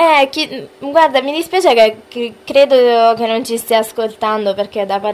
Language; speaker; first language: Italian; native; Italian